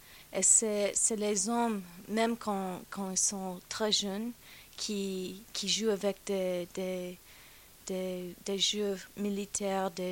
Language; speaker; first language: French; non-native, fluent; English